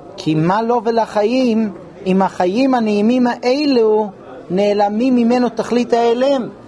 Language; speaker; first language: Hebrew; non-native, fluent; English